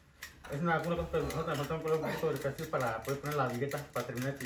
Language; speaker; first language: Spanish; native; Spanish